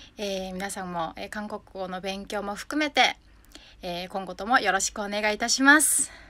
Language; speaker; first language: Japanese; native; Japanese